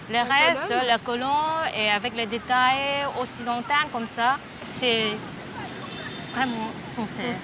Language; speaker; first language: French; non-native, learner; Vietnamese